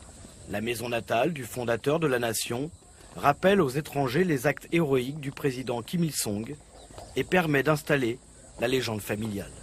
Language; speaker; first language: French; native; French